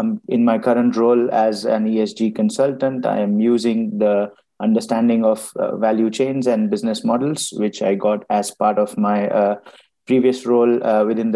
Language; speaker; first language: English; non-native, local second language; Gujarati